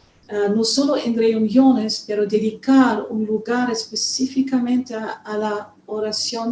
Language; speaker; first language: Spanish; non-native, fluent; German